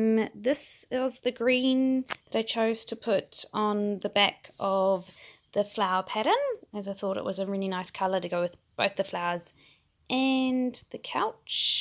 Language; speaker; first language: English; native; English